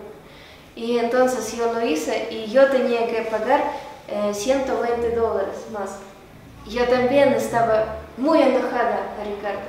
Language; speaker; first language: Spanish; non-native, learner; Ukrainian